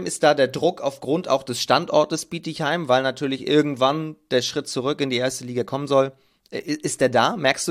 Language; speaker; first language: German; native; German